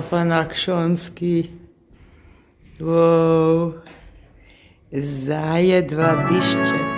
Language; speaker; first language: Polish; non-native, learner; Dutch